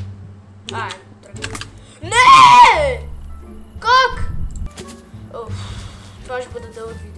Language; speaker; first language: Bulgarian; early bilingual, heritage; Bulgarian